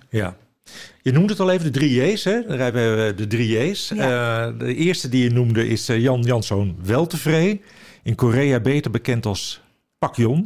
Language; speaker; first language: Dutch; native; Dutch